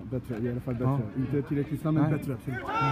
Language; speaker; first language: Swedish; non-native, fluent; French